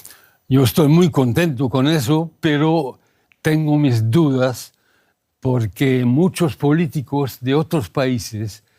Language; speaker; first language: Spanish; non-native, fluent; German